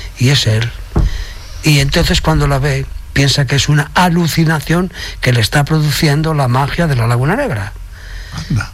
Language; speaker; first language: Spanish; native; Spanish